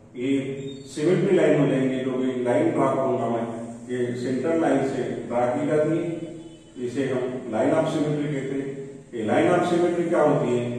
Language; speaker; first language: Hindi; non-native, local second language; Marathi